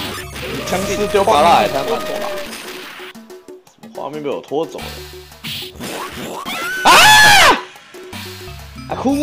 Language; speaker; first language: Chinese; native; Chinese